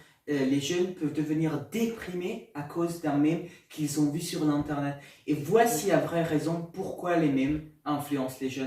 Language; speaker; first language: French; non-native, learner; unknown